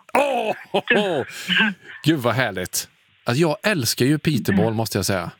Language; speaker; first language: Swedish; native; Swedish